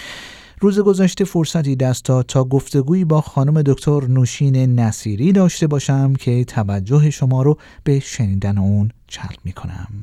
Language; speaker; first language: Persian; native; Persian